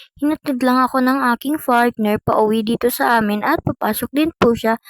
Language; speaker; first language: Filipino; non-native, local second language; Bikol